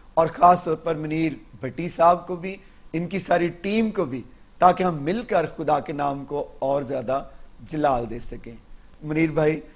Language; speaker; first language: Urdu; non-native, local second language; Punjabi